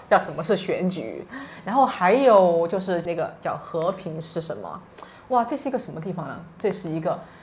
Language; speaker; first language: Chinese; native; Chinese